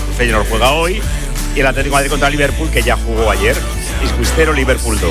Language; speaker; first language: Spanish; native; Spanish